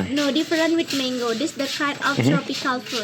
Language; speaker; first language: English; non-native, local second language; Indonesian